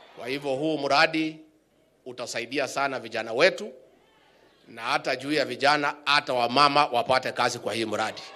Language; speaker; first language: Swahili; non-native, local second language; Kikuyu